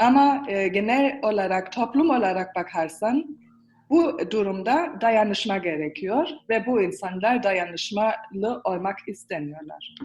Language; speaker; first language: Turkish; early bilingual, heritage; Turkish